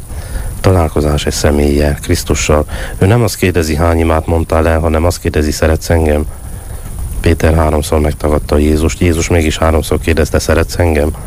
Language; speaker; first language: Hungarian; native; Hungarian